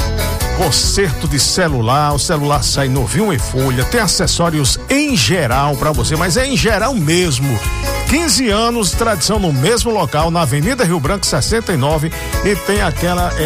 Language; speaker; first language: Portuguese; native; Portuguese